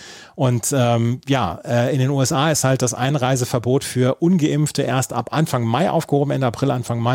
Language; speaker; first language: German; native; German